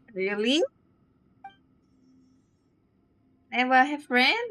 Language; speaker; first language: English; non-native, learner; Vietnamese